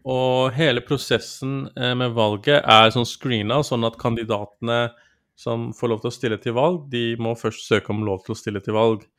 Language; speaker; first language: Norwegian; early bilingual, other home language; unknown